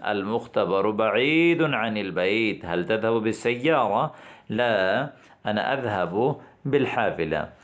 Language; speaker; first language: Arabic; non-native, fluent; Urdu